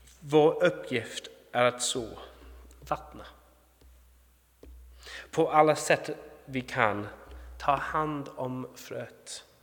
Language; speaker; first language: Swedish; non-native, fluent; English